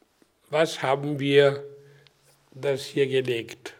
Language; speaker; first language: German; non-native, learner; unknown